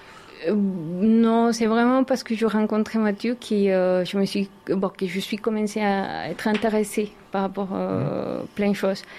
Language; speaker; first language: French; non-native, learner; Spanish